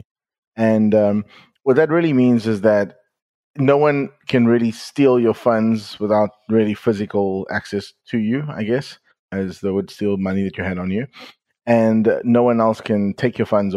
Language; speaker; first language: English; native; English